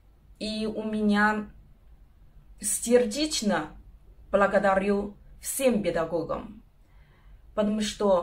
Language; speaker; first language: Russian; non-native, learner; Chinese